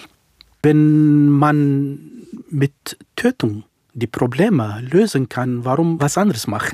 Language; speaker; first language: German; non-native, fluent; Central Kurdish